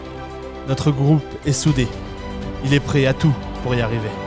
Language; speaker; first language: French; native; French